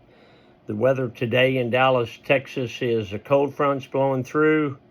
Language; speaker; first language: English; native; English